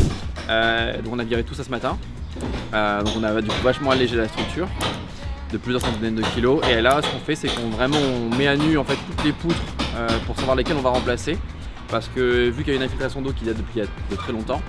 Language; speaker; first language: French; native; French